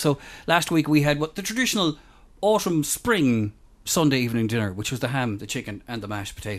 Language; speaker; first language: English; native; English